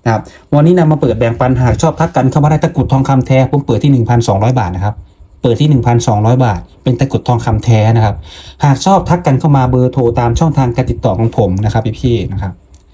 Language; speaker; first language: Thai; non-native, local second language; Lao